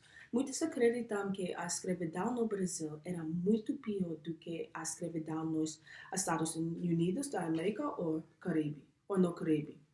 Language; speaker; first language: Portuguese; non-native, learner; English